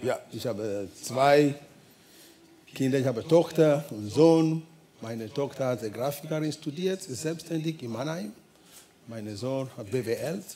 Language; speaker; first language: German; non-native, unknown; Ewe